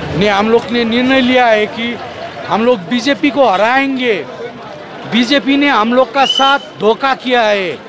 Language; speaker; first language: Hindi; non-native, local second language; Nepali